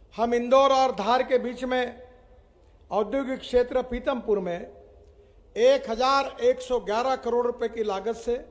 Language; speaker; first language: Hindi; non-native, local second language; Marathi